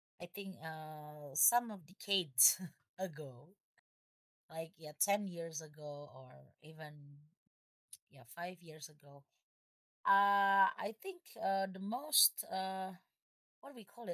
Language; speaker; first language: English; non-native, fluent; Indonesian